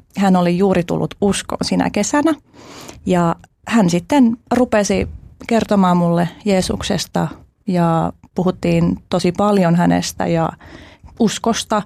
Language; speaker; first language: Finnish; early bilingual, other home language; Albanian